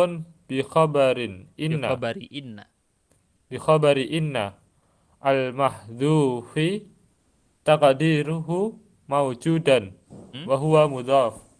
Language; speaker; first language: Arabic; non-native, learner; Indonesian